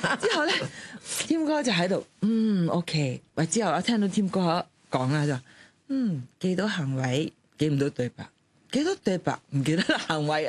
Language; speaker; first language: Cantonese; non-native, fluent; Chinese